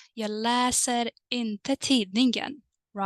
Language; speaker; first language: Swedish; non-native, fluent; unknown